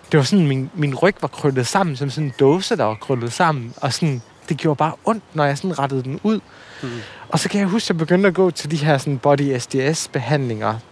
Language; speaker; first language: Danish; early bilingual, other home language; Assyrian Neo-Aramaic